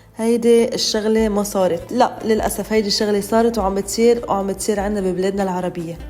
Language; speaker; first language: Arabic; native; Arabic